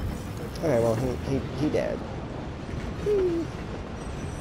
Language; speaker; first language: English; native; English